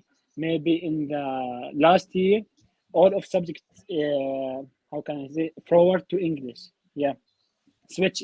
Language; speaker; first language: English; non-native, learner; Arabic